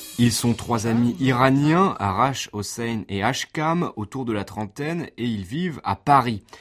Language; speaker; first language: French; native; French